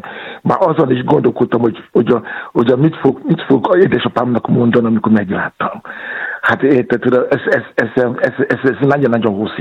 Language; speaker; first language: Hungarian; non-native, fluent; Yoruba